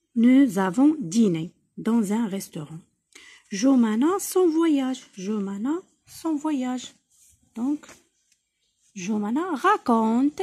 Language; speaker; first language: French; non-native, local second language; Arabic